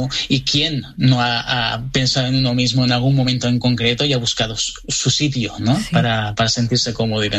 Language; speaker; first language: Spanish; native; Spanish